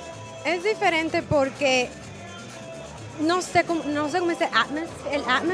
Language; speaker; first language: Spanish; early bilingual, heritage; Spanish